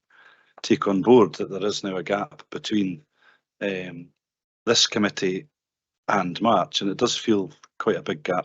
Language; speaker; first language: English; native; English